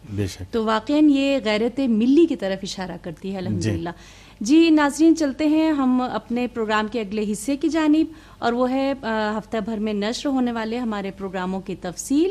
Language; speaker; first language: Urdu; native; Urdu